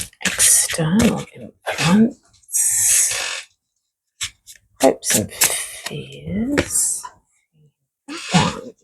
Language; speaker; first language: English; native; English